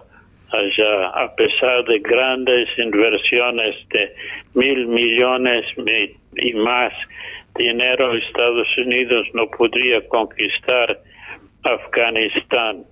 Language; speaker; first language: Spanish; non-native, fluent; English